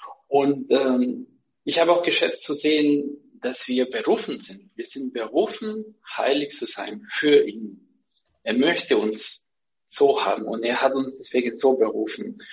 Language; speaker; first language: German; non-native, fluent; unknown